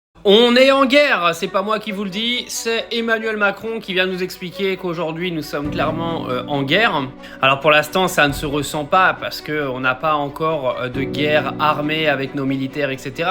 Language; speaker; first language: French; native; French